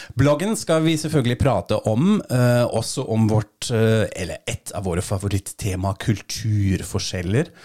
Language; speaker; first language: Norwegian; non-native, fluent; German